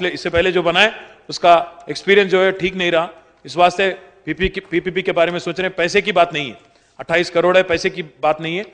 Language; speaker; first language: Hindi; non-native, local second language; Telugu